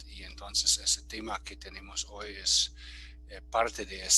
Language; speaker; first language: Spanish; non-native, fluent; German